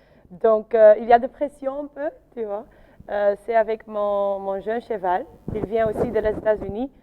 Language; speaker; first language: French; non-native, local second language; Dutch